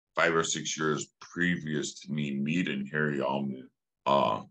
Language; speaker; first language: English; native; English